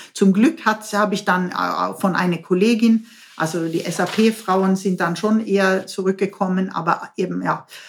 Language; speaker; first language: German; non-native, fluent; Swedish